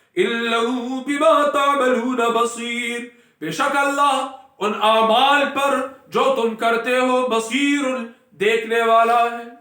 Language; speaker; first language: Urdu; non-native, local second language; Pashto